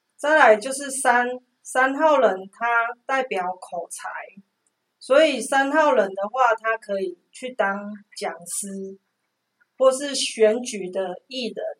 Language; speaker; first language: Chinese; non-native, local second language; Min Nan Chinese